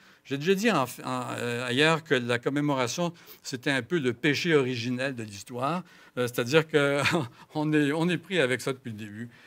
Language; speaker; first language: French; native; French